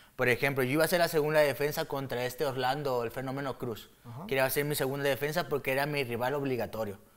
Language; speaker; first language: Spanish; native; Spanish